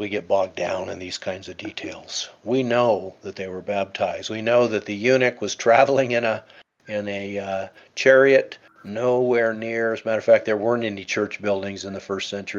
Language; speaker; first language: English; native; English